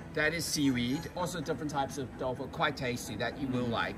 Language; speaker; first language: English; native; English